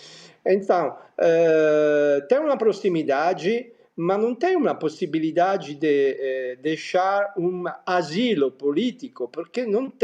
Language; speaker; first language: Portuguese; non-native, fluent; Italian